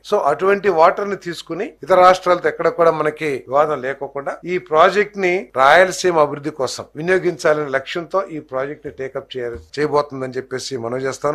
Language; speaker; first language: Telugu; native; Telugu